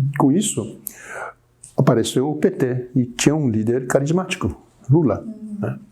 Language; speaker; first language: Portuguese; early bilingual, other home language; Chinese